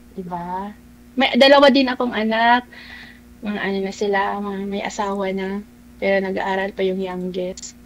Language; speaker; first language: Filipino; non-native, local second language; Cebuano